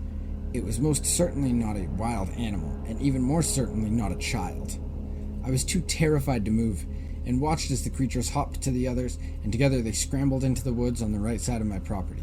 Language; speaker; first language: English; native; English